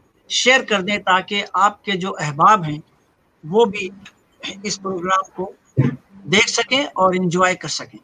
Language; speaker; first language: Urdu; native; Urdu